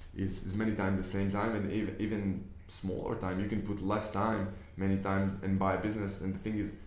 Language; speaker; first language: English; non-native, fluent; Hebrew